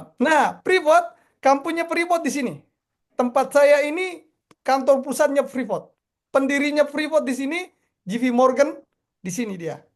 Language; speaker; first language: Indonesian; non-native, local second language; Buginese